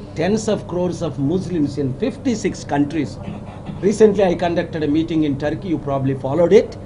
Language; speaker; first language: English; non-native, local second language; Telugu